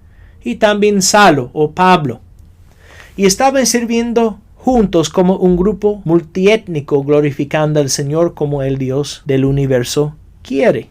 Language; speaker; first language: Spanish; non-native, fluent; English